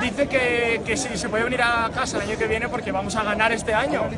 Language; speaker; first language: Spanish; native; Spanish